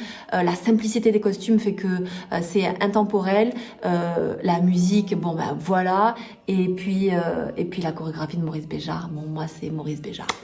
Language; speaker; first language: French; native; French